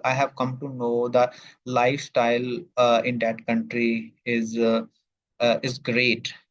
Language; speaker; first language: English; non-native, local second language; Punjabi